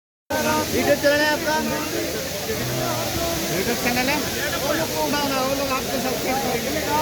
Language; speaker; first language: Hindi; non-native, local second language; Bangla